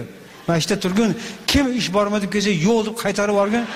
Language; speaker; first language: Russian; non-native, learner; Uzbek